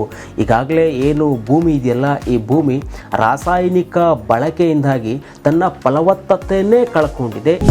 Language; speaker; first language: Kannada; native; Kannada